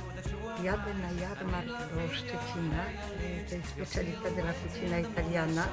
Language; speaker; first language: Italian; non-native, fluent; Polish